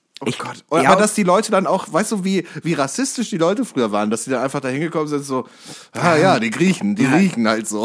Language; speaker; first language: German; native; German